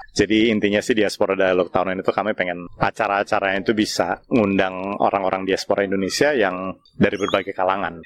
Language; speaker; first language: Indonesian; native; Indonesian